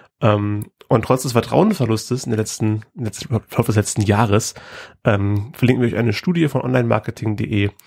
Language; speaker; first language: German; native; German